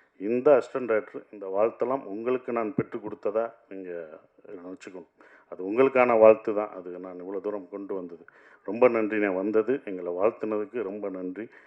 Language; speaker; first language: Tamil; native; Tamil